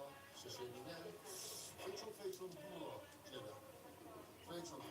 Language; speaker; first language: Chinese; non-native, learner; English